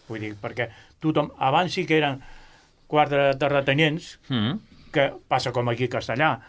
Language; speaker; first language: Catalan; non-native, local second language; Spanish